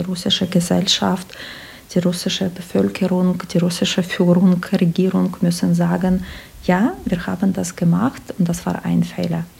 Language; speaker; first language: German; non-native, fluent; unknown